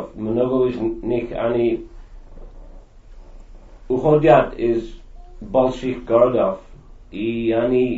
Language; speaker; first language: Russian; non-native, fluent; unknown